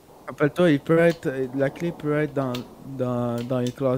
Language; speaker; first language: French; native; French